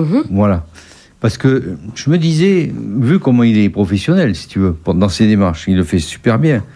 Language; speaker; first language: French; native; French